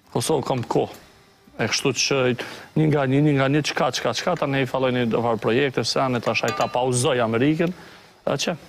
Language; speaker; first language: Albanian; early bilingual, heritage; Albanian